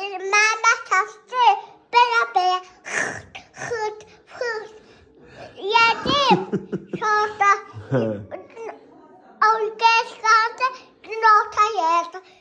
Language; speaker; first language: Turkish; non-native, learner; Azerbaijani